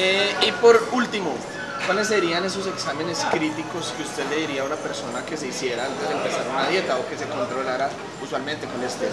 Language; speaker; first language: Spanish; native; Spanish